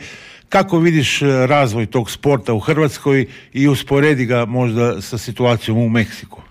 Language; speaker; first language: Serbian; native; Serbian